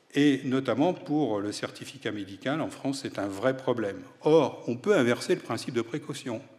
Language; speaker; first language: French; native; French